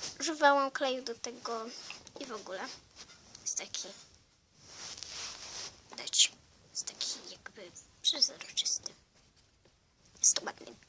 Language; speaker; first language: Polish; early bilingual, heritage; Polish